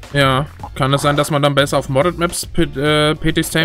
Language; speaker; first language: German; native; German